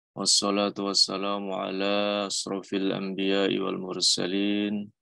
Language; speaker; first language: Indonesian; non-native, local second language; Javanese